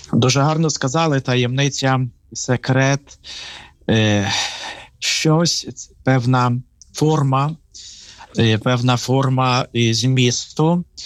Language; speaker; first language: Ukrainian; native; Ukrainian